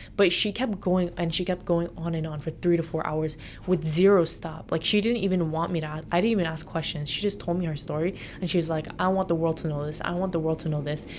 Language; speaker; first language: English; native; English